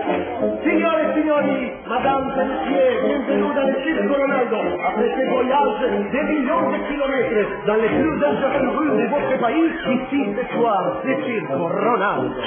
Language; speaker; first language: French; non-native, learner; Dutch